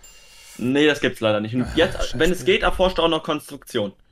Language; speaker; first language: German; native; German